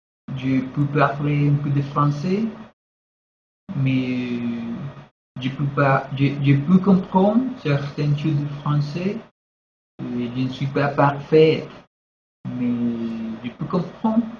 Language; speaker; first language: French; non-native, learner; Spanish